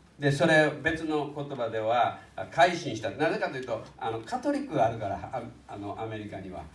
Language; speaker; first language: Japanese; native; Japanese